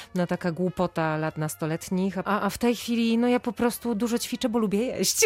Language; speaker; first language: Polish; native; Polish